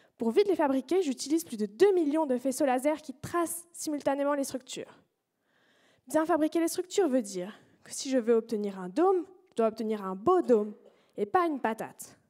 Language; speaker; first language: French; native; French